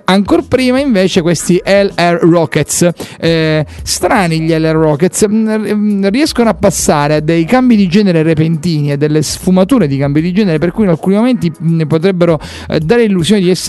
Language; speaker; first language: Italian; native; Italian